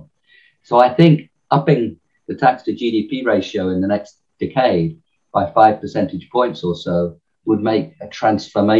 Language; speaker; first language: English; native; English